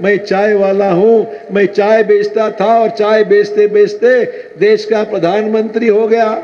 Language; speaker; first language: Hindi; non-native, local second language; Marathi